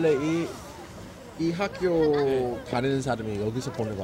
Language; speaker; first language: Korean; non-native, learner; English